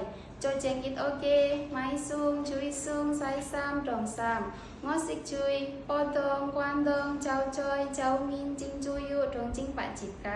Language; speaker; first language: Cantonese; non-native, learner; Indonesian